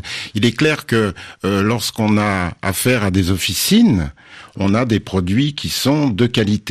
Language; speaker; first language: French; native; French